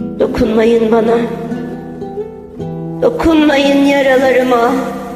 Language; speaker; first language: Turkish; native; Turkish